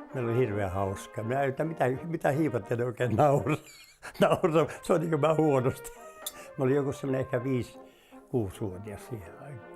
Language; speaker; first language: Finnish; native; Finnish